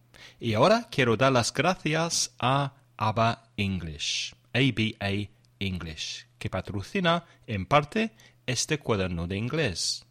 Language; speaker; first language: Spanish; non-native, fluent; English